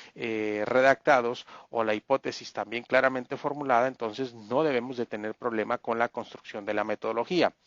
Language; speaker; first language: Spanish; native; Spanish